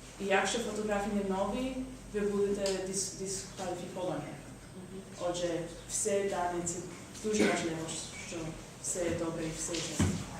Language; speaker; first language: Ukrainian; non-native, learner; English